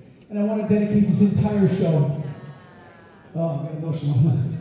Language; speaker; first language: English; native; English